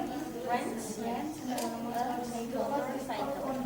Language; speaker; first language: English; non-native, fluent; Indonesian